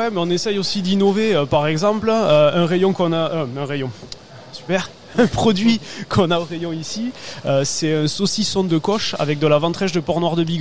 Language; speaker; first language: French; native; French